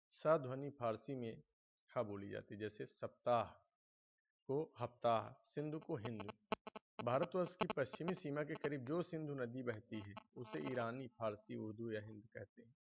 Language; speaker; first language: Hindi; native; Hindi